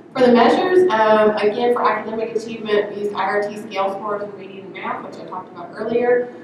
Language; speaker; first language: English; native; English